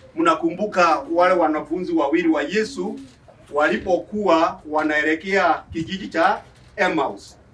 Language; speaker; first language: Swahili; non-native, local second language; Embu